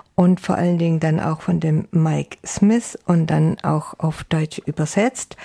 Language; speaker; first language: German; native; German